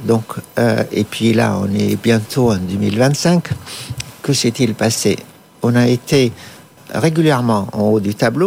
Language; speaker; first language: French; non-native, fluent; Arabic